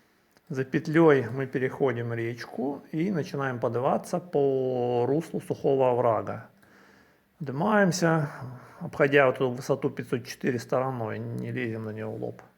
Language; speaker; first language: Russian; native; Russian